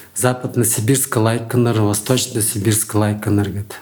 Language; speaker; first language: Russian; non-native, local second language; Buriat